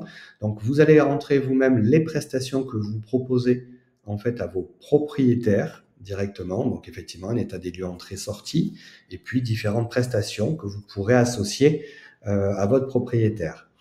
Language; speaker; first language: French; native; French